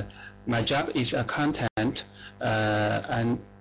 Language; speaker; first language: English; non-native, learner; Chinese